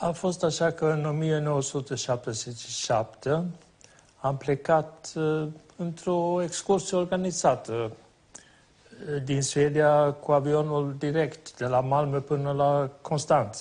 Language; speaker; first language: Romanian; non-native, fluent; Swedish